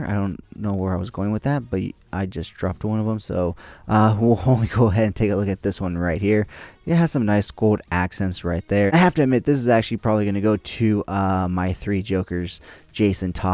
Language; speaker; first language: English; native; English